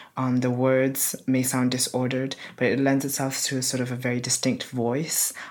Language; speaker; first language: English; native; English